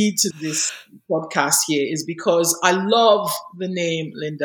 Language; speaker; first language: English; non-native, local second language; Yoruba